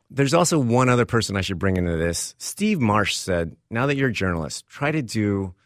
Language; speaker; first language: English; native; English